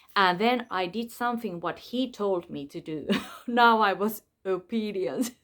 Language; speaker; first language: English; non-native, fluent; Finnish